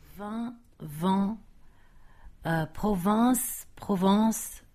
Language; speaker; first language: French; non-native, fluent; Portuguese